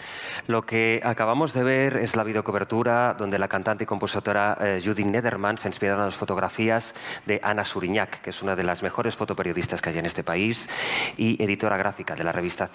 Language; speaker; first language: Spanish; native; Spanish